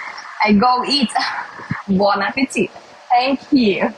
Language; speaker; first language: English; non-native, learner; Russian